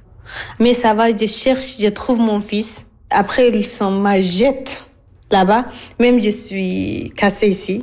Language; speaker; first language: French; non-native, learner; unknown